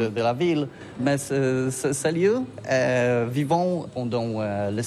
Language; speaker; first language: French; non-native, learner; Polish